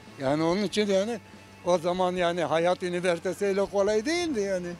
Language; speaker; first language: Turkish; non-native, local second language; Zaza